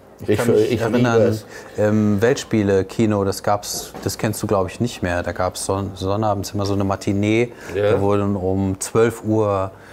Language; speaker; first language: German; native; German